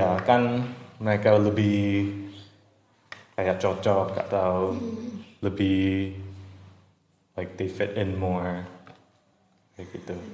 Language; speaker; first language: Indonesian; early bilingual, heritage; English